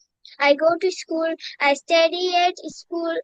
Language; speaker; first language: English; non-native, learner; Bangla